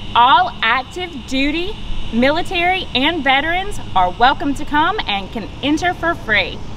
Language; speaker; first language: English; native; English